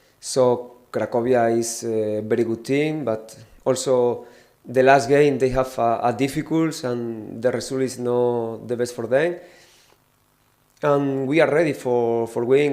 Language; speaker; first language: English; non-native, learner; Spanish